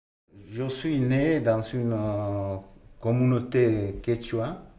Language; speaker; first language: French; non-native, fluent; Quechua